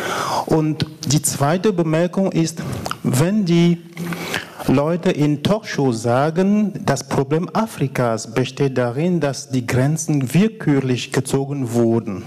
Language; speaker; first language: German; non-native, fluent; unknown